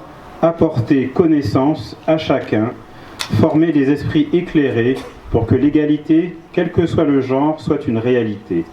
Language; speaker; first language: French; native; French